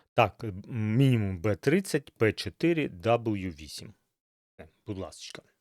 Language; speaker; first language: Ukrainian; native; Ukrainian